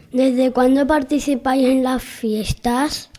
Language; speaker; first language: Spanish; native; Spanish